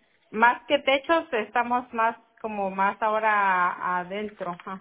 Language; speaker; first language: Spanish; native; Spanish